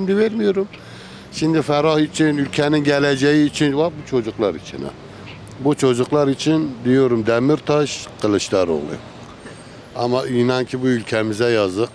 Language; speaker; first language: Turkish; non-native, local second language; Kurdish